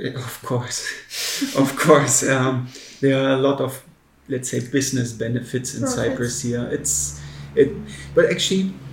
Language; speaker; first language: English; non-native, fluent; German